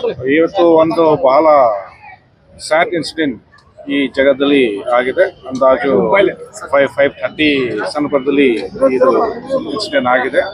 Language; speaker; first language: Kannada; non-native, local second language; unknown